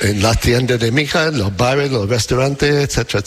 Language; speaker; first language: Spanish; non-native, fluent; English